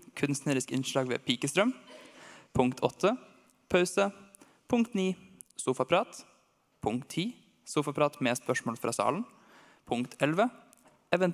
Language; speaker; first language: Norwegian; native; Norwegian